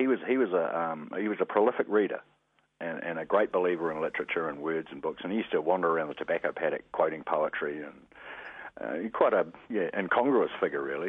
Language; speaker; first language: English; native; English